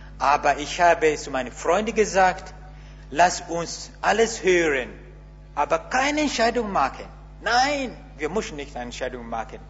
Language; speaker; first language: German; non-native, learner; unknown